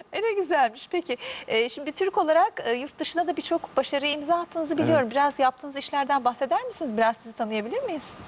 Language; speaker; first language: Turkish; native; Turkish